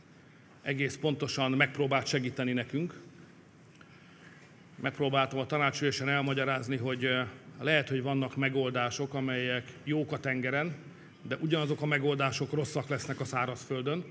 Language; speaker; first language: Hungarian; native; Hungarian